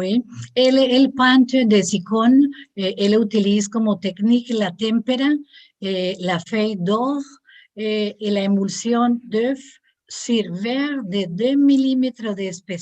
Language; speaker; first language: French; non-native, learner; Spanish